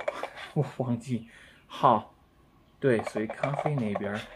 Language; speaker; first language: Chinese; non-native, learner; English